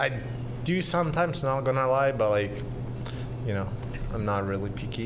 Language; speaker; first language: English; non-native, fluent; Russian